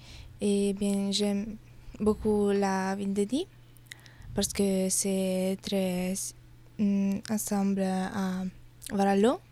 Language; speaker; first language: French; non-native, learner; Italian